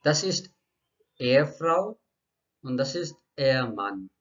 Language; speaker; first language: German; non-native, fluent; Marathi